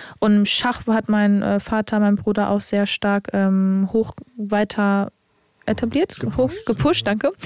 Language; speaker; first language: German; early bilingual, other home language; Serbian